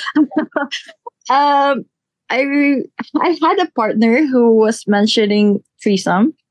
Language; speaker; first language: English; non-native, local second language; Filipino